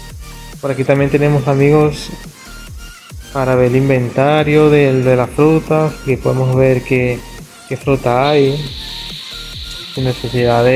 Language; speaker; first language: Spanish; non-native, fluent; Portuguese